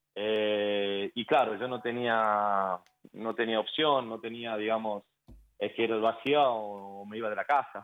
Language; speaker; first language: Spanish; native; Spanish